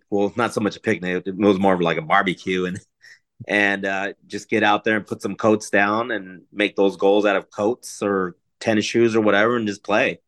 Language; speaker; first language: English; native; English